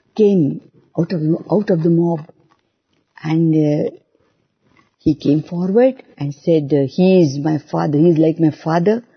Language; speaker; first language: English; non-native, local second language; Marathi